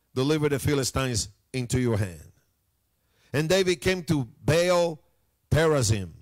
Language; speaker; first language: English; non-native, fluent; Spanish